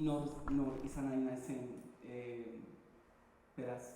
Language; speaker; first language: Basque; early bilingual, other home language; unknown